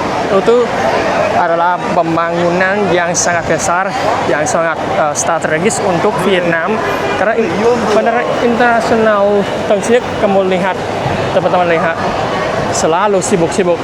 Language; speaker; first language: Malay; non-native, fluent; Vietnamese